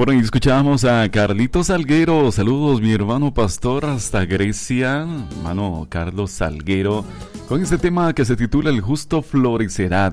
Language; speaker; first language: Spanish; native; Spanish